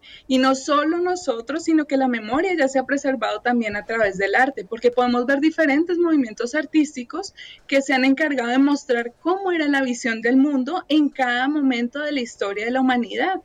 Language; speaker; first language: Spanish; native; Spanish